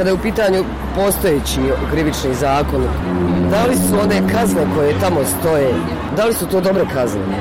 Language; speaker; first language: Serbian; native; Serbian